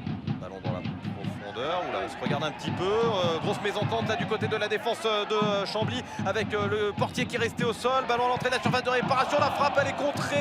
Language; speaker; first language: French; native; French